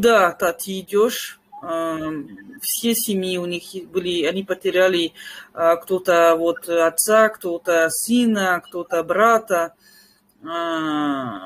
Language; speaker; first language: Russian; non-native, fluent; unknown